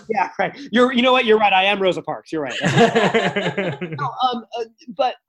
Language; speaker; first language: English; native; English